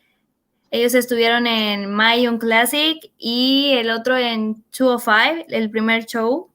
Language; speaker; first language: Spanish; native; Spanish